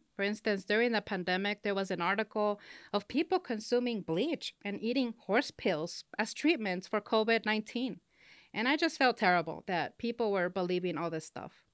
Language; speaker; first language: English; non-native, local second language; Spanish